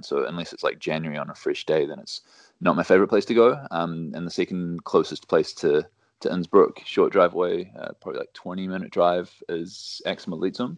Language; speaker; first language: English; native; English